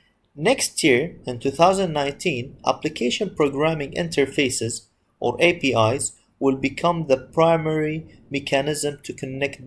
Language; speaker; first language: English; non-native, fluent; Arabic